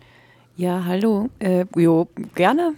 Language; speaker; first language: German; native; German